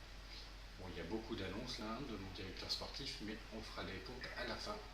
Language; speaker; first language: French; native; French